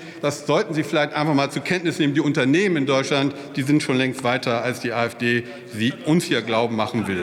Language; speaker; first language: German; native; German